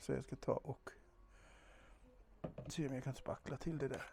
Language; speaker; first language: Swedish; native; Swedish